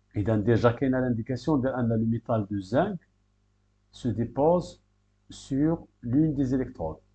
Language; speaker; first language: French; non-native, local second language; Arabic